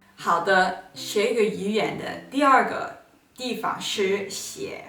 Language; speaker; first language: Chinese; non-native, learner; Spanish